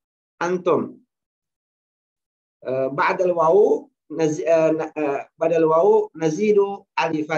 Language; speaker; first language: Arabic; non-native, fluent; Indonesian